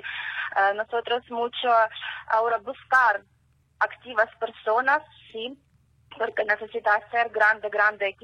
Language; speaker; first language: Spanish; non-native, learner; Ukrainian